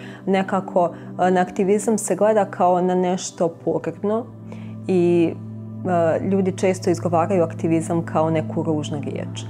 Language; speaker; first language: Bosnian; native; Bosnian